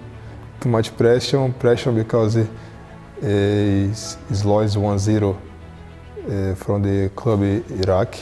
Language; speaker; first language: English; non-native, learner; Portuguese